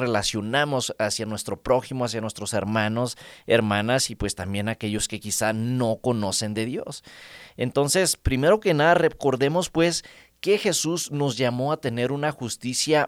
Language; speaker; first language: Spanish; native; Spanish